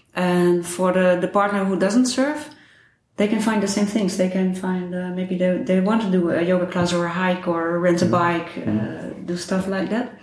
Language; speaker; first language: English; non-native, fluent; Dutch